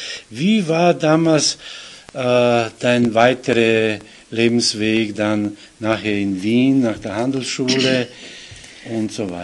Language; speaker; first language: German; non-native, fluent; Serbian